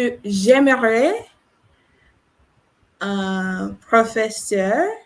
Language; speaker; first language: French; non-native, learner; English